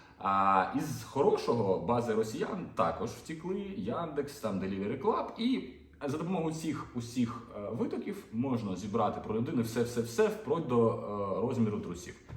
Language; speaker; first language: Ukrainian; non-native, local second language; Russian